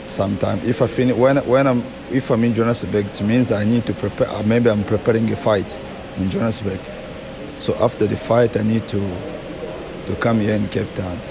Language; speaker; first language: English; non-native, fluent; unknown